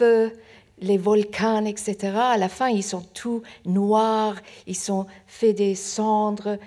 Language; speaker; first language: French; non-native, fluent; Persian